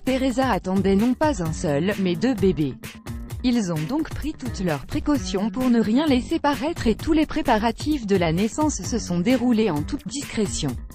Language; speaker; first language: French; native; French